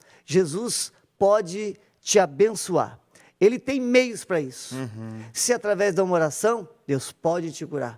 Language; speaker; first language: Portuguese; native; Portuguese